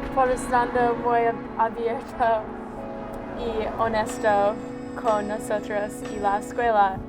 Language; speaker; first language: Spanish; non-native, learner; English